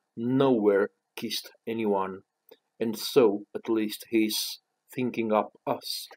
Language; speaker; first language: English; non-native, fluent; Romanian